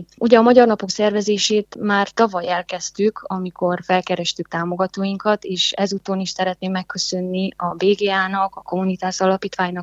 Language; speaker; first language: Hungarian; native; Hungarian